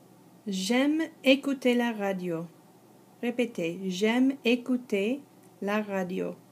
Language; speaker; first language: French; non-native, fluent; English